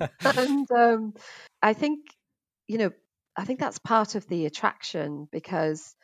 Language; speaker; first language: English; native; English